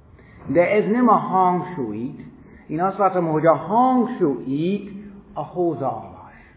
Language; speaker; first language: Hungarian; non-native, fluent; English